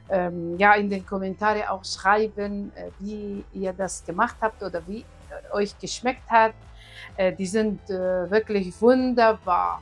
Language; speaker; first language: German; non-native, learner; Aramaic